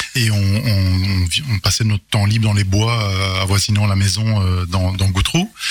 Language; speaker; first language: French; native; French